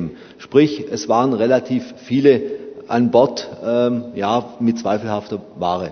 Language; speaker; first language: German; native; German